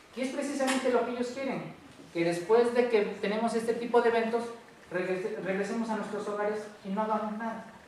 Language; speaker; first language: Spanish; native; Spanish